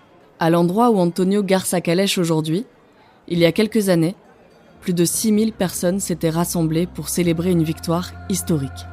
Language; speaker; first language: French; native; French